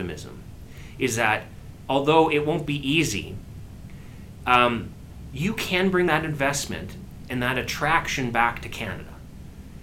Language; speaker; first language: English; native; English